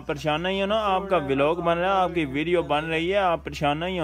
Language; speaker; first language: Hindi; non-native, local second language; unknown